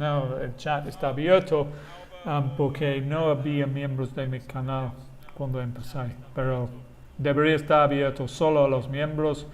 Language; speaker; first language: Spanish; non-native, fluent; English